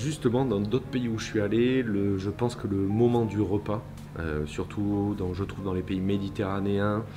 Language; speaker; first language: French; native; French